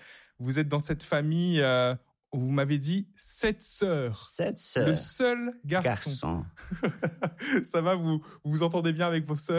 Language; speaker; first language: French; native; French